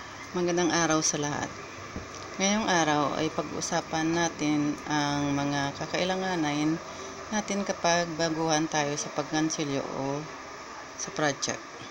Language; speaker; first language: Filipino; non-native, local second language; Cebuano